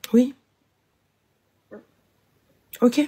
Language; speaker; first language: French; native; French